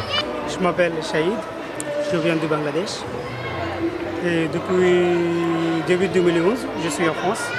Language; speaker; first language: French; non-native, fluent; Bangla